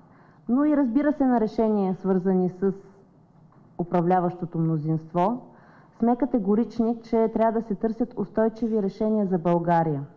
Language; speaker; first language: Bulgarian; native; Bulgarian